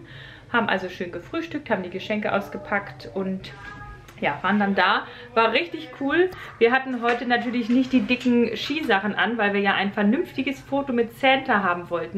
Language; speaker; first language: German; native; German